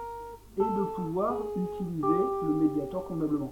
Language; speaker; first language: French; native; French